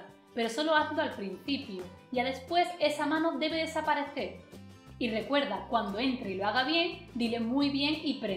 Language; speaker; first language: Spanish; native; Spanish